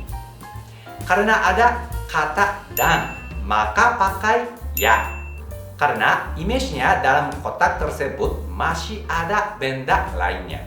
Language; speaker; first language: Indonesian; non-native, fluent; Japanese